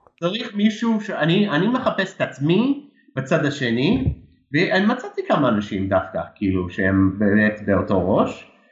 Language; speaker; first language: Hebrew; non-native, fluent; English